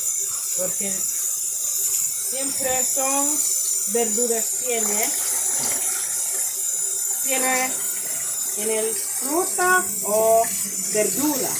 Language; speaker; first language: Spanish; non-native, learner; English